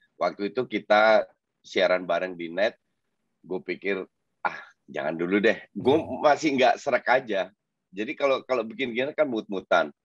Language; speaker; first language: Indonesian; non-native, fluent; Dutch